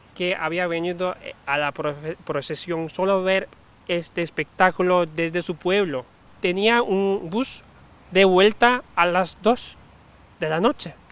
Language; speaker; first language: Spanish; non-native, fluent; Turkish